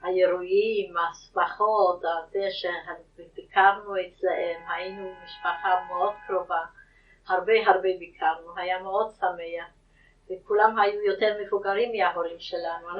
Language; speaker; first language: Hebrew; non-native, fluent; Yiddish